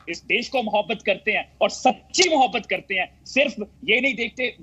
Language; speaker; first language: Hindi; native; Hindi